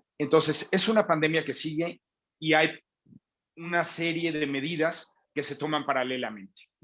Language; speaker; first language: Spanish; native; Spanish